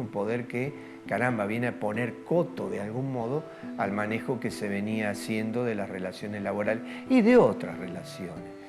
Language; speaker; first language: Spanish; native; Spanish